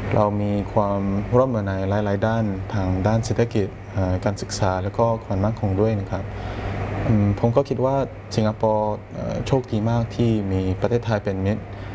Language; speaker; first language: Thai; non-native, fluent; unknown